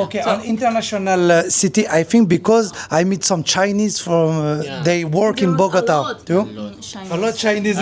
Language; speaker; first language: English; non-native, learner; French